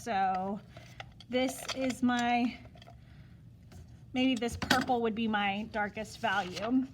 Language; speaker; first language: English; native; English